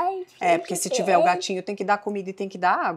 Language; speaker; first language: Portuguese; native; Portuguese